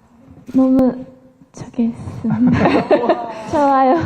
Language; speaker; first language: Korean; non-native, learner; Japanese